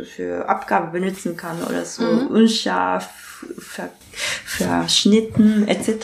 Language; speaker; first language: German; non-native, learner; Japanese